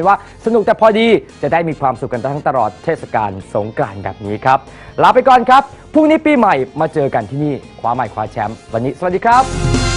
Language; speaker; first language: Thai; native; Thai